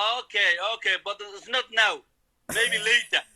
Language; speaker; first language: English; non-native, learner; Arabic